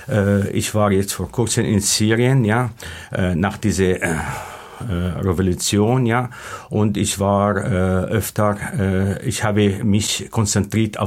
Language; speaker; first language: German; non-native, learner; Arabic